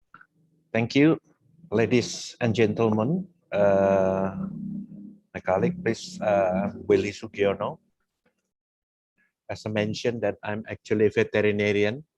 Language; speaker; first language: English; non-native, fluent; Indonesian